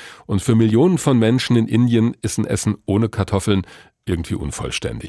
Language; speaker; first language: German; native; German